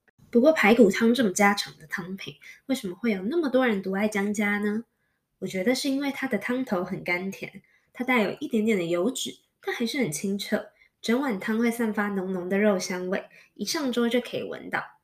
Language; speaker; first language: Chinese; early bilingual, heritage; Chinese